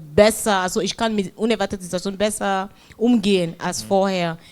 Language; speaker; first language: German; non-native, fluent; French